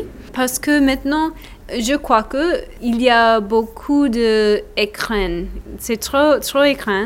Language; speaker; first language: French; non-native, learner; English